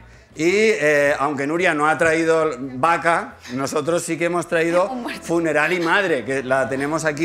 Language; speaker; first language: Spanish; native; Spanish